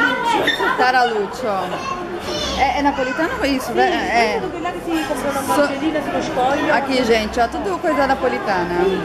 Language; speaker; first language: Portuguese; native; Portuguese